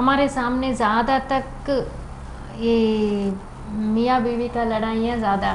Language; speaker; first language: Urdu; non-native, local second language; Telugu